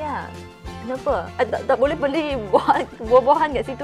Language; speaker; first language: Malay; non-native, fluent; Chinese